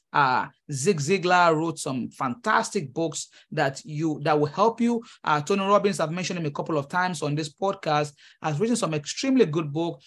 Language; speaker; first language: English; non-native, local second language; Yoruba